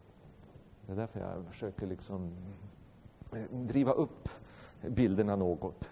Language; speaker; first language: Swedish; native; Swedish